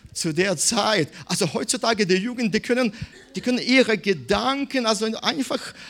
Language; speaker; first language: German; non-native, fluent; Russian